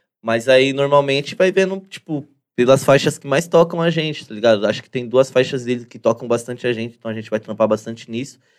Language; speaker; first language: Portuguese; native; Portuguese